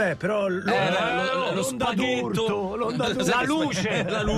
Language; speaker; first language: Italian; native; Italian